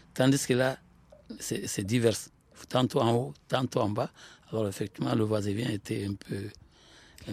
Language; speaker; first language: French; non-native, local second language; Soninke